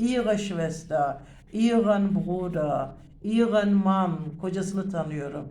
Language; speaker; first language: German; non-native, fluent; Turkish